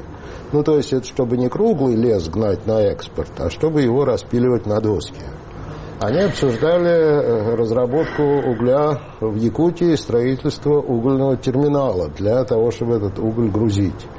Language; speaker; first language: Russian; native; Russian